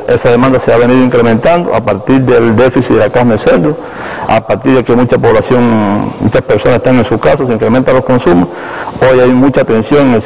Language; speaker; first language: Spanish; native; Spanish